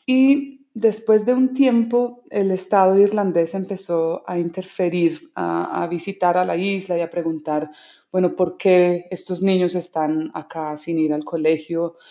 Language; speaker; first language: Spanish; early bilingual, other home language; English